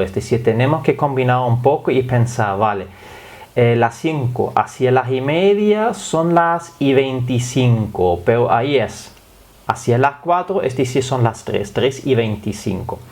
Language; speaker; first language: Spanish; non-native, fluent; German